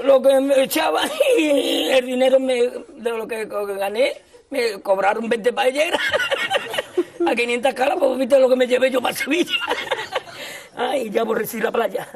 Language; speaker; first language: Spanish; native; Spanish